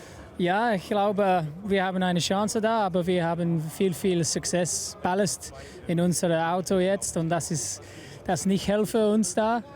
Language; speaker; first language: German; non-native, learner; English